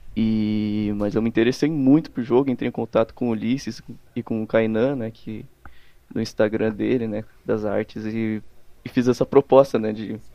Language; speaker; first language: Portuguese; native; Portuguese